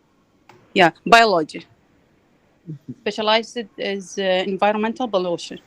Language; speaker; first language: English; non-native, learner; Arabic